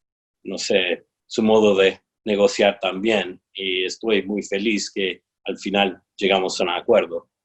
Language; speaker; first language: Spanish; non-native, fluent; English